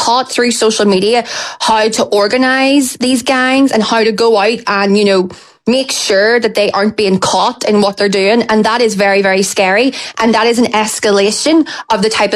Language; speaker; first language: English; native; English